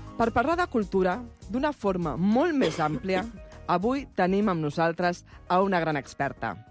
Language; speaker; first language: Catalan; native; Catalan